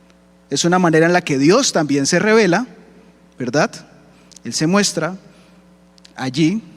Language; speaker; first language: Spanish; native; Spanish